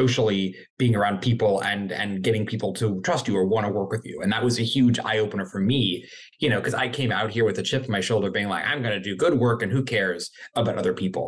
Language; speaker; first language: English; native; English